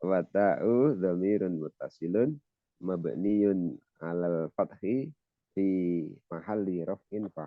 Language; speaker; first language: Arabic; non-native, learner; Indonesian